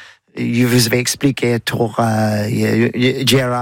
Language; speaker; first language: French; non-native, learner; English